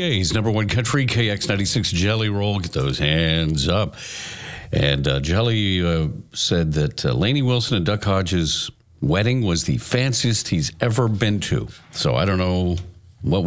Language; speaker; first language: English; native; English